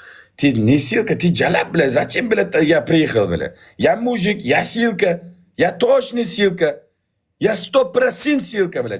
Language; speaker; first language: Russian; non-native, learner; Uzbek